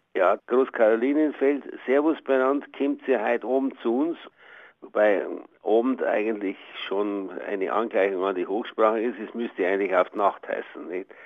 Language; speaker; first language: German; native; German